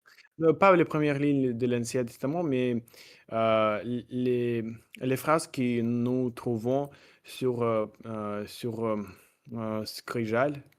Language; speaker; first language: French; non-native, learner; Russian